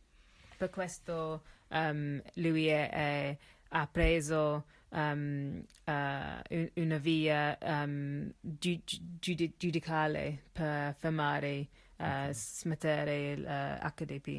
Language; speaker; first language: Italian; non-native, learner; English